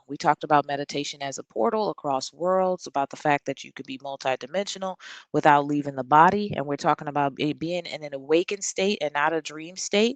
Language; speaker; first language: English; native; English